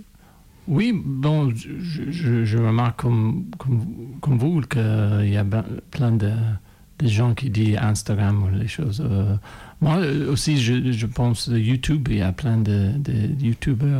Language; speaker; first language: French; non-native, fluent; English